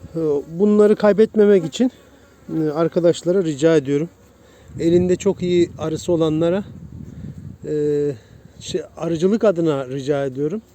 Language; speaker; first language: Turkish; native; Turkish